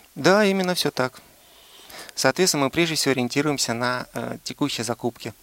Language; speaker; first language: Russian; native; Russian